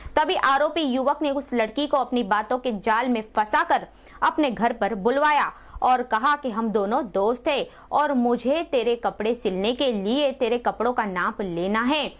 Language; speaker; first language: Hindi; non-native, local second language; Gujarati